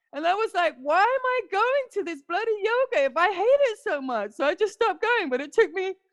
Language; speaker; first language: English; native; English